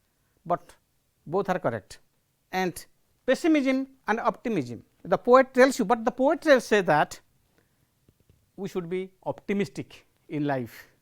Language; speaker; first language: English; non-native, local second language; Odia